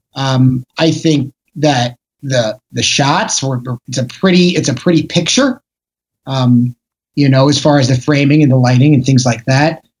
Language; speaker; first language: English; native; English